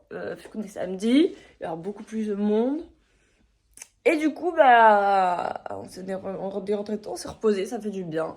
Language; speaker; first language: French; native; French